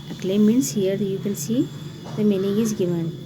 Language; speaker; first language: English; non-native, local second language; Hindi